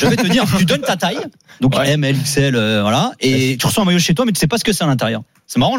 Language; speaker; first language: French; native; French